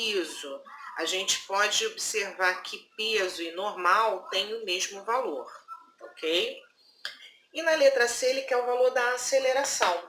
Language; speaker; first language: Portuguese; native; Portuguese